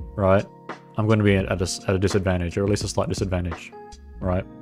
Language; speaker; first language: English; native; English